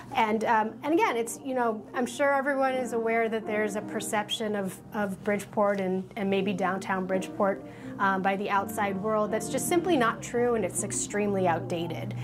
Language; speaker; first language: English; native; English